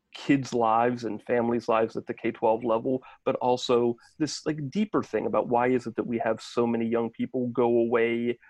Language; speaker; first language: English; native; English